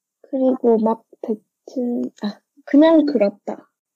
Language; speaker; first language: Korean; non-native, learner; Japanese